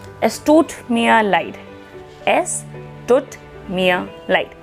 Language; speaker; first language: German; non-native, fluent; Hindi